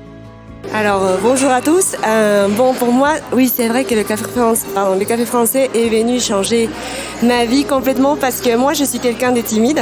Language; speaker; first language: French; non-native, fluent; Spanish